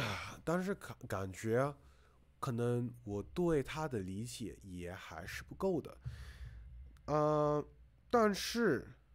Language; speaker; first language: Chinese; non-native, fluent; English